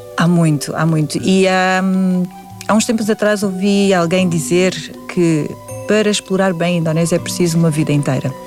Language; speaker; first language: Portuguese; early bilingual, other home language; Indonesian